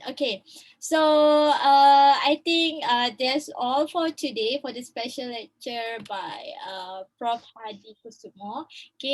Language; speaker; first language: English; non-native, local second language; Malay